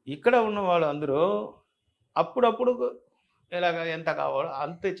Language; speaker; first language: Telugu; non-native, local second language; Tamil